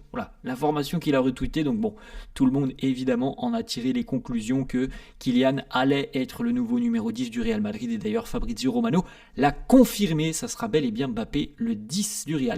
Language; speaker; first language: French; native; French